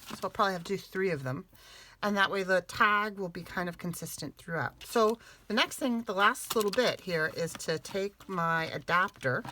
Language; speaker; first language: English; native; English